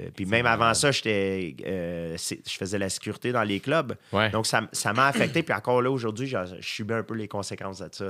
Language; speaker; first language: French; native; French